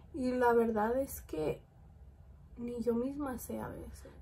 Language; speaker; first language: Spanish; early bilingual, heritage; Spanish